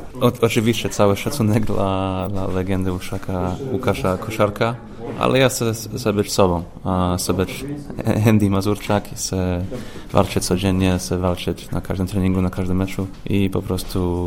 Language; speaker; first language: Polish; early bilingual, heritage; Polish